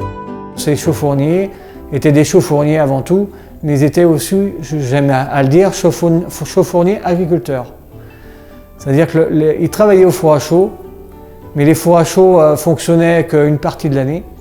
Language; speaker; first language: French; native; French